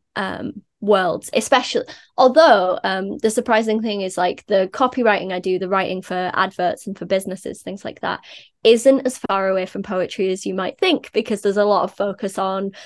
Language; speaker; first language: English; native; English